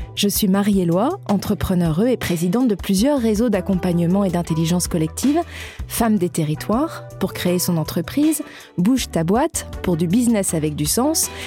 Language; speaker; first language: French; native; French